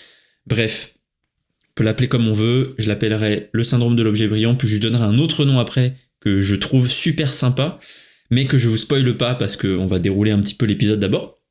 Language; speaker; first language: French; native; French